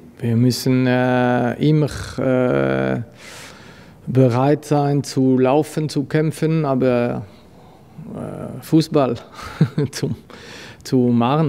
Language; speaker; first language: German; non-native, fluent; French